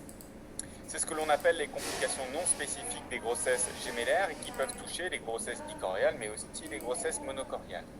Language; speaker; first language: French; native; French